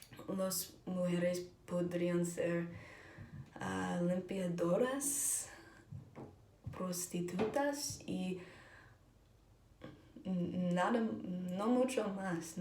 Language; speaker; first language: Spanish; non-native, learner; English